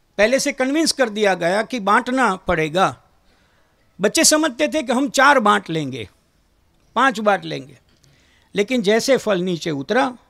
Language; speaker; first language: Hindi; non-native, local second language; Gujarati